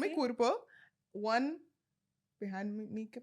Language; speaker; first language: Spanish; non-native, learner; English